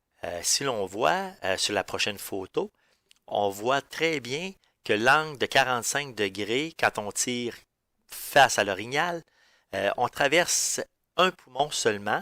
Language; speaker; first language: French; native; French